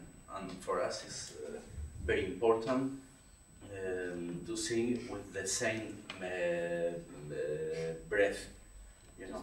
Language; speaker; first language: English; non-native, learner; Spanish